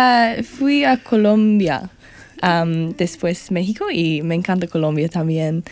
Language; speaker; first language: Spanish; non-native, learner; English